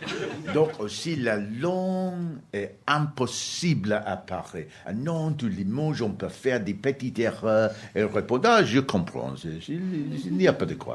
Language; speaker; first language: French; non-native, learner; English